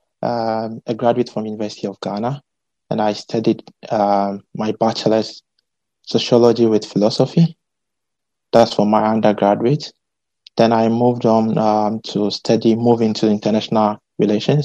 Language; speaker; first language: English; non-native, local second language; Akan